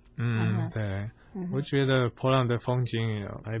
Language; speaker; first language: Chinese; non-native, fluent; Polish